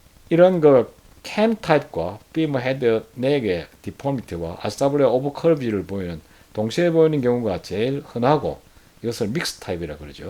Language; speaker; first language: Korean; native; Korean